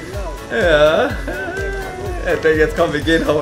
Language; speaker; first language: German; native; German